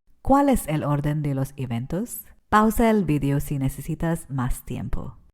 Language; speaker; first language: Spanish; non-native, fluent; English